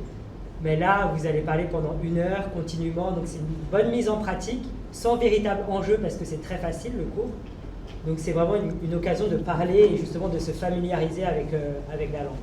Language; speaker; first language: French; native; French